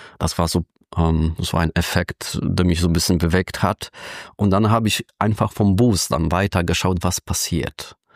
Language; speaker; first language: German; non-native, fluent; Polish